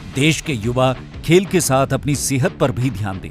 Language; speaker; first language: Hindi; native; Hindi